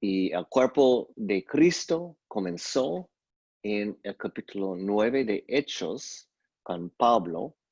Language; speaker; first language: Spanish; non-native, fluent; English